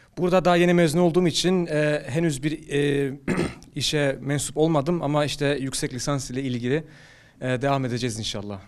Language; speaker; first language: Turkish; early bilingual, heritage; Turkish